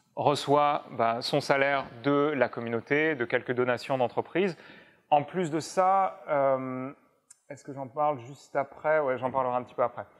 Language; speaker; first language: French; native; French